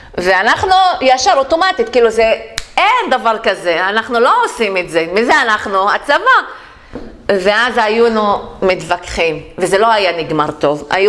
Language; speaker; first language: Hebrew; non-native, local second language; Arabic